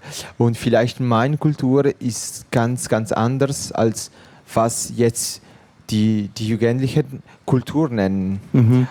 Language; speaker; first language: German; non-native, fluent; Italian